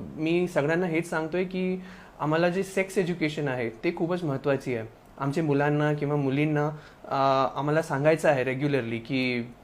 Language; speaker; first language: Marathi; non-native, local second language; Sindhi